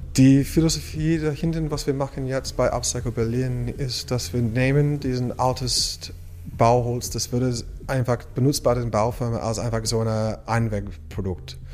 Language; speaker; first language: German; non-native, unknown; English